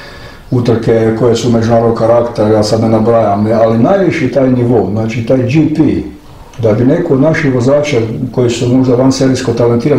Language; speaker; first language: Croatian; native; Croatian